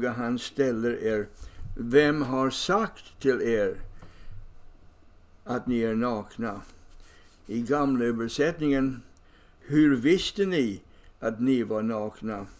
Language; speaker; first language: Swedish; non-native, fluent; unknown